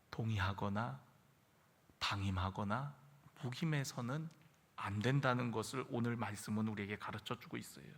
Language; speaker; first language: Korean; native; Korean